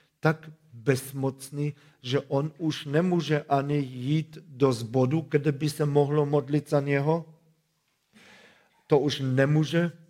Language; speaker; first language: Czech; non-native, fluent; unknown